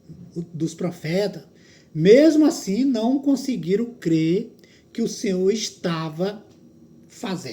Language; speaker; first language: Portuguese; native; Portuguese